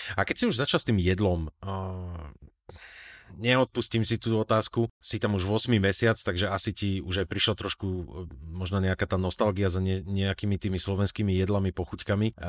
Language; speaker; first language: Slovak; native; Slovak